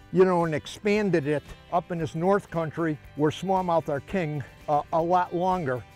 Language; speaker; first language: English; native; English